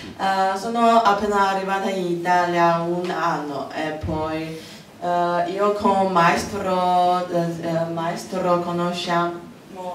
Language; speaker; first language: Italian; non-native, learner; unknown